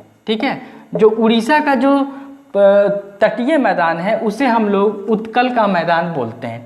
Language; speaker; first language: Hindi; native; Hindi